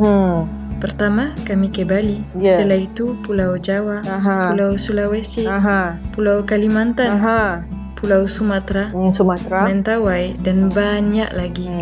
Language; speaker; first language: Indonesian; non-native, fluent; French